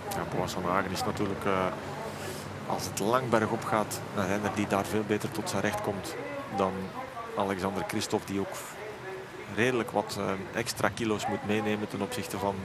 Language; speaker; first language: Dutch; native; Dutch